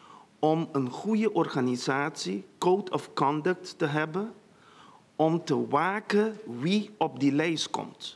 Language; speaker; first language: Dutch; non-native, local second language; Papiamento